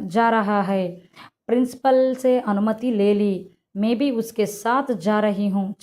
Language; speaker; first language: Hindi; non-native, local second language; Telugu